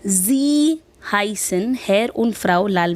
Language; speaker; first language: German; non-native, fluent; Hindi